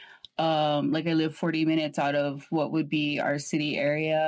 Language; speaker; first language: English; native; English